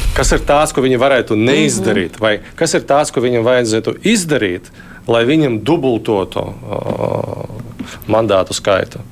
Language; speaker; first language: Latvian; non-native, local second language; Russian